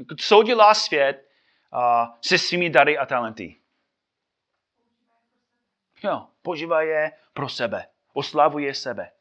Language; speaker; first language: Czech; non-native, fluent; English